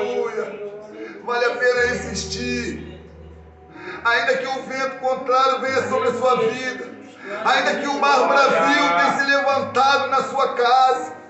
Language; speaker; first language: Portuguese; native; Portuguese